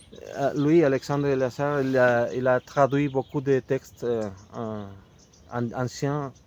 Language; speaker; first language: French; non-native, fluent; Spanish